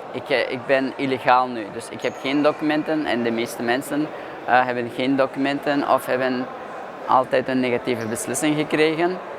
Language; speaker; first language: Dutch; non-native, fluent; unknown